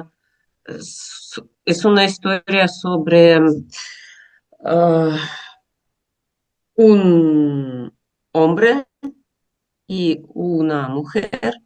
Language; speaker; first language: Spanish; non-native, learner; Russian